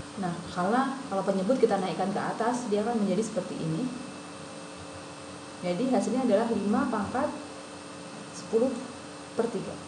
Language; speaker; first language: Indonesian; native; Indonesian